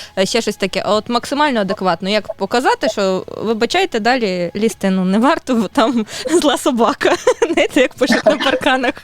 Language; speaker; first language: Ukrainian; native; Ukrainian